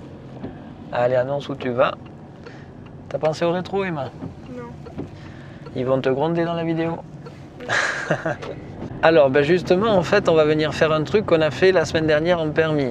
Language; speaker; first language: French; native; French